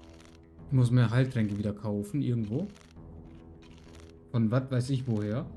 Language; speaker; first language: German; native; German